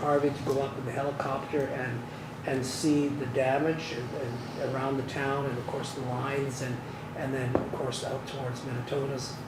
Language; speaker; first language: English; native; English